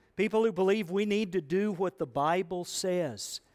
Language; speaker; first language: English; native; English